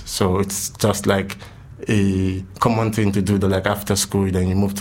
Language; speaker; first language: English; non-native, local second language; Igbo